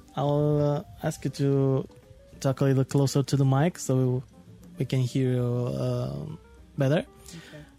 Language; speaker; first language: English; non-native, fluent; Romanian